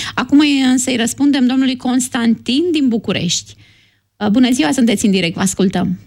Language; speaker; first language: Romanian; native; Romanian